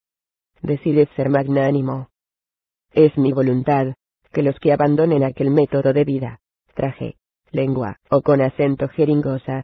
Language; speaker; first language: Spanish; native; Spanish